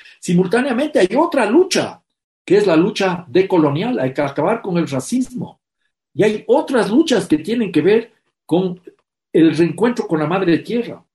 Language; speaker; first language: Spanish; native; Spanish